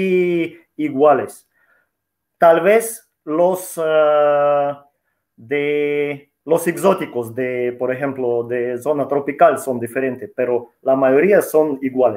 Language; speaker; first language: Spanish; non-native, fluent; Russian